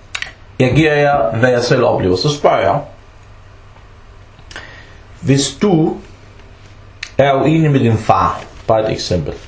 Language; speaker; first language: Danish; early bilingual, other home language; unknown